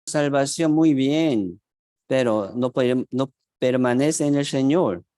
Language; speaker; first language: Spanish; non-native, fluent; Korean